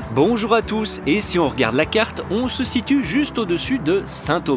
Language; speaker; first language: French; native; French